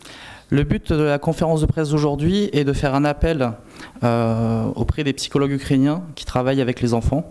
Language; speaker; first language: French; native; French